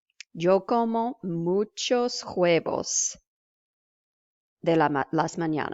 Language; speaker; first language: Spanish; non-native, fluent; English